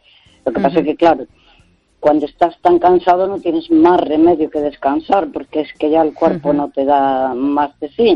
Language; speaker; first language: Spanish; native; Spanish